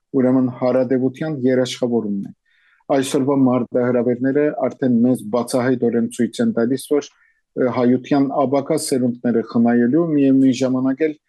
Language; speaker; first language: Armenian; early bilingual, heritage; Armenian